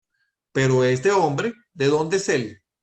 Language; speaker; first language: Spanish; native; Spanish